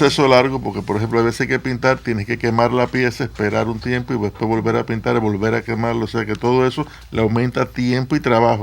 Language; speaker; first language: Spanish; native; Spanish